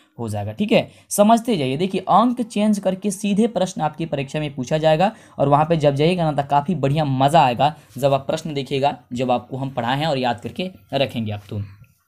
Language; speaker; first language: Hindi; native; Hindi